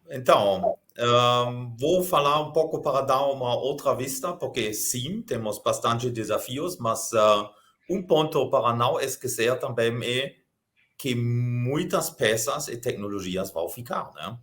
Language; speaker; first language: Portuguese; non-native, fluent; German